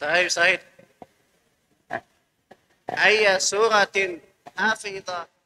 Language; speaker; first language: Arabic; non-native, fluent; Indonesian